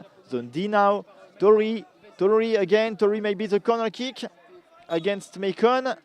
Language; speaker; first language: English; non-native, learner; French